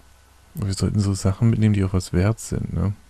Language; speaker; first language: German; native; German